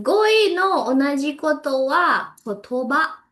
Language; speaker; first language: Japanese; non-native, learner; Indonesian